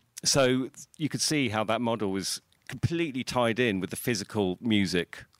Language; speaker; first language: English; native; English